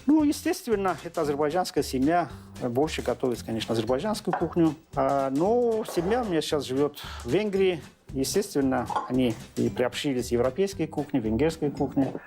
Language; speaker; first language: Russian; non-native, local second language; Azerbaijani